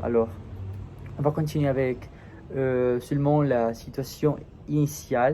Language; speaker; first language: French; non-native, learner; Spanish